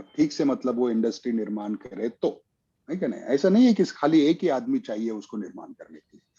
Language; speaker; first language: Hindi; non-native, local second language; Marathi